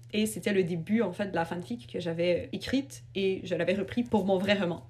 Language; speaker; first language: French; early bilingual, other home language; Russian